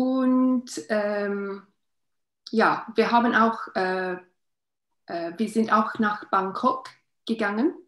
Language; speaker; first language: German; non-native, learner; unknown